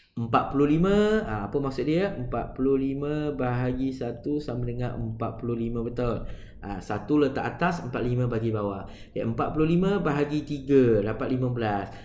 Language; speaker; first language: Malay; non-native, local second language; Chinese